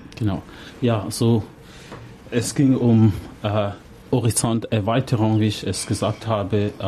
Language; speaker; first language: German; non-native, fluent; French